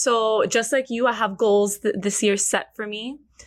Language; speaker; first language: English; early bilingual, other home language; Spanish